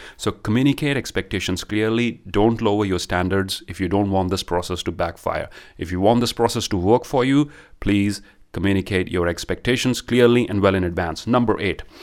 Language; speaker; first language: English; non-native, local second language; Punjabi